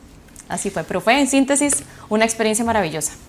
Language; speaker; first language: Spanish; native; Spanish